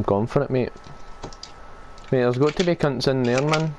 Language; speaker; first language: English; native; English